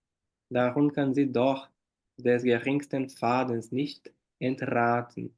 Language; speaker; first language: German; non-native, fluent; Portuguese